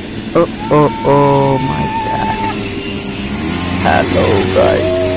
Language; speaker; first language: English; non-native, learner; Nepali